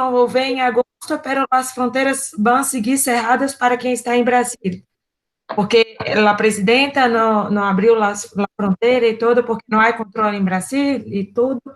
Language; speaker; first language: Spanish; non-native, learner; Portuguese